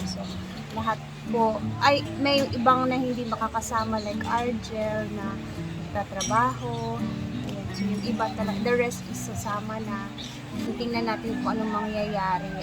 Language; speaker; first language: Filipino; non-native, local second language; Cebuano